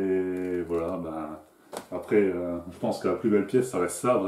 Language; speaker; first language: French; native; French